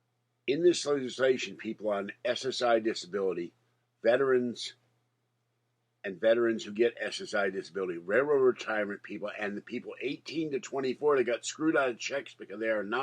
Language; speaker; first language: English; native; English